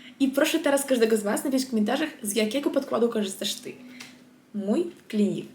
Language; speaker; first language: Polish; non-native, fluent; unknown